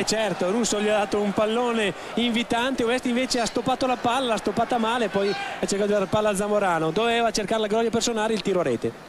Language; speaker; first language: Italian; native; Italian